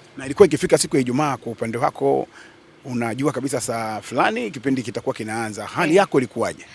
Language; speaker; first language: Swahili; native; Swahili